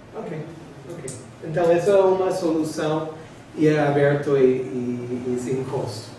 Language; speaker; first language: Portuguese; non-native, fluent; English